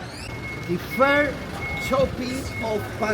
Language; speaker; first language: English; non-native, learner; Spanish